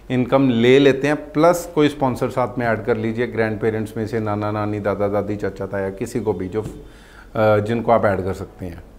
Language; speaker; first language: Hindi; non-native, local second language; Punjabi